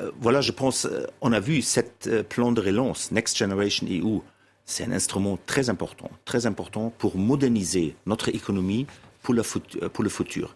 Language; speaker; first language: French; non-native, fluent; German